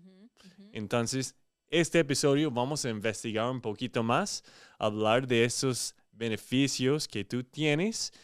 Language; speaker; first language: Spanish; non-native, fluent; English